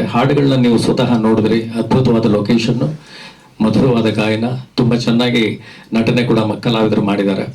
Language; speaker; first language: Kannada; native; Kannada